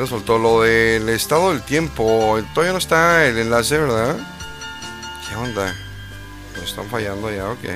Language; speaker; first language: Spanish; native; Spanish